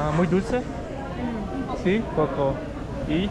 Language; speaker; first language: Spanish; non-native, learner; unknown